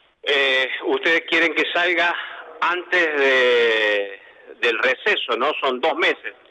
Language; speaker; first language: Spanish; native; Spanish